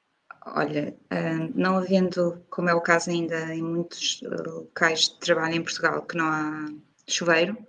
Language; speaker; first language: Portuguese; native; Portuguese